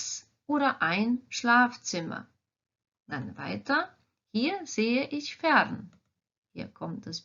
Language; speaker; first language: German; non-native, fluent; Croatian